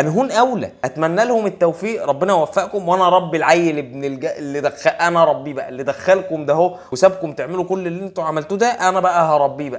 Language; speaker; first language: Arabic; native; Arabic